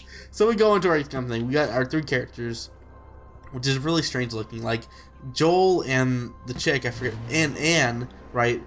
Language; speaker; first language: English; native; English